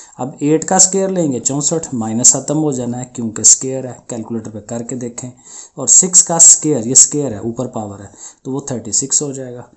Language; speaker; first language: Urdu; non-native, local second language; Punjabi